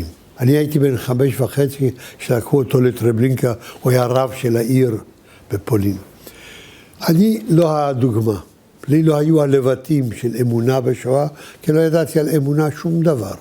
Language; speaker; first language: Hebrew; early bilingual, other home language; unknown